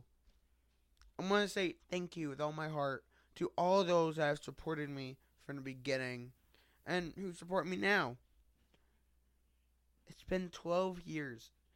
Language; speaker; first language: English; native; English